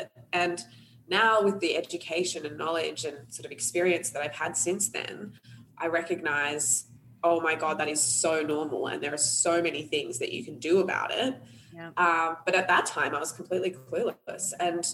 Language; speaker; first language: English; native; English